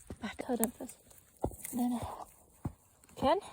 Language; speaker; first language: Swedish; non-native, learner; Thai